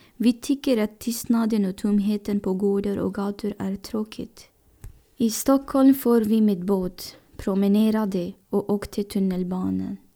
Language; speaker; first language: Swedish; non-native, fluent; Persian